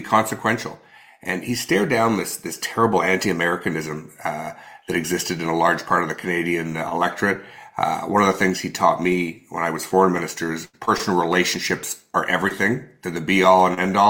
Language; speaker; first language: English; native; English